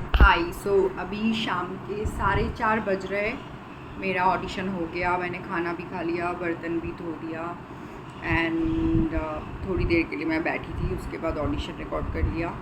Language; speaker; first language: Hindi; non-native, local second language; Bangla